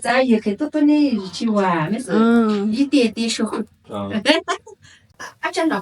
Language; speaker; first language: Chinese; non-native, local second language; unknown